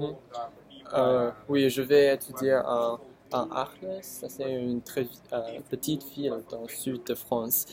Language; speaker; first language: French; non-native, learner; Chinese